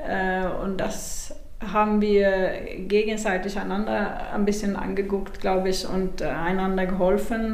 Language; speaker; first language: German; non-native, fluent; Swedish